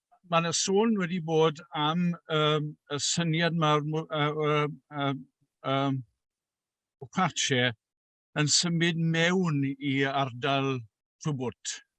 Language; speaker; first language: Welsh; native; Welsh